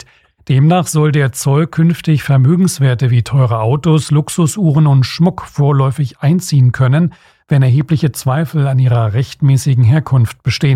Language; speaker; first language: German; native; German